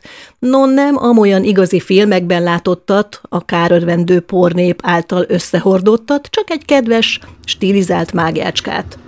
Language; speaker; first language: Hungarian; native; Hungarian